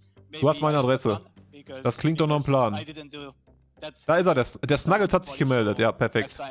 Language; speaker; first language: German; native; German